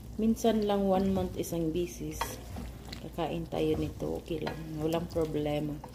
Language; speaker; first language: Filipino; non-native, local second language; Cebuano